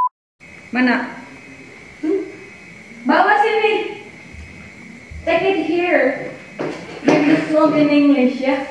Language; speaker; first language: English; non-native, fluent; Indonesian